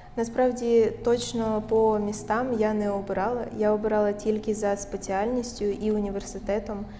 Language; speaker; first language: Ukrainian; native; Ukrainian